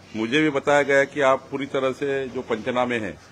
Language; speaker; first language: Hindi; non-native, local second language; Marathi